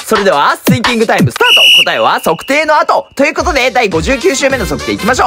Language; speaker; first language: Japanese; native; Japanese